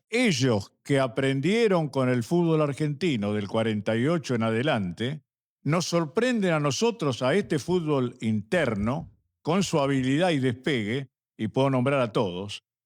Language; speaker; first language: Spanish; native; Spanish